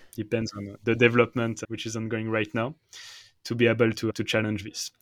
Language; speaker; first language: English; non-native, fluent; French